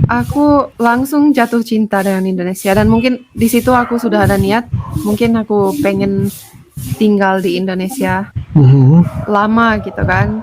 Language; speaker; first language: Indonesian; non-native, fluent; Finnish